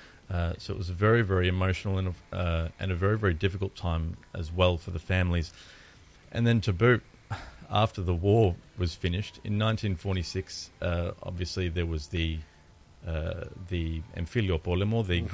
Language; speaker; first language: English; early bilingual, other home language; Greek